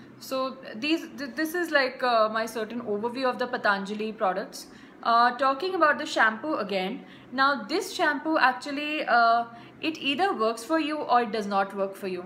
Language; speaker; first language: English; non-native, local second language; Hindi